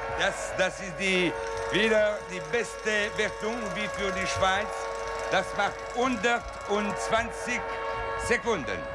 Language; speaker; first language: German; non-native, local second language; Italian